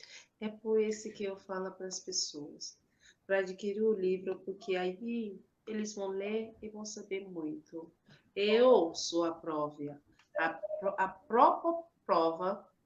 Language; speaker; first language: Portuguese; non-native, fluent; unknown